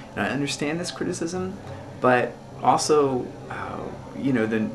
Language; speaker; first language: English; native; English